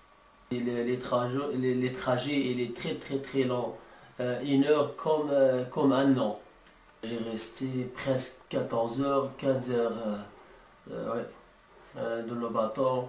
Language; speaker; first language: French; non-native, learner; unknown